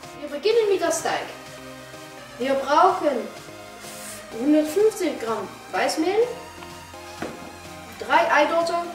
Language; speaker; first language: German; non-native, learner; Arabic